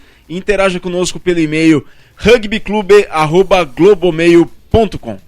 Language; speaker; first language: Portuguese; native; Portuguese